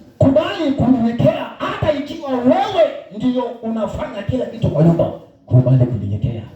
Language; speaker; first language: Swahili; non-native, local second language; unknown